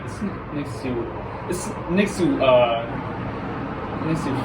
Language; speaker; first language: German; non-native, learner; English